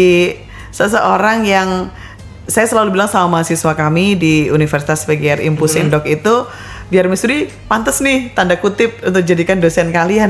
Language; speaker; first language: Indonesian; native; Indonesian